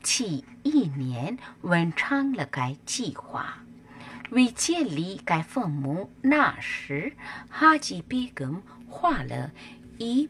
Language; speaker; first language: Chinese; non-native, learner; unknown